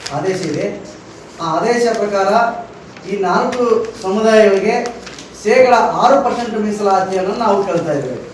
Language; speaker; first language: Kannada; native; Kannada